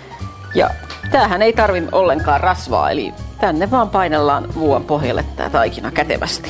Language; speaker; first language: Finnish; native; Finnish